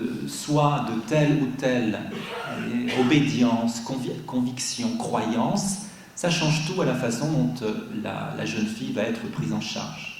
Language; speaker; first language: French; native; French